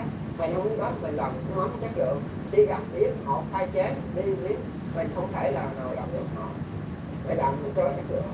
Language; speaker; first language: Vietnamese; native; Vietnamese